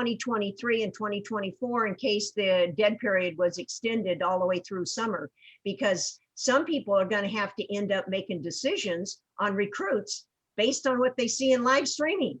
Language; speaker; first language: English; native; English